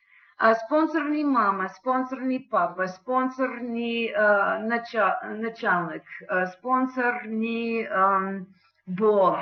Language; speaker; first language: Russian; non-native, learner; English